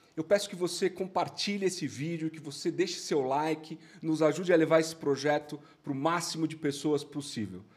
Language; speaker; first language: Portuguese; native; Portuguese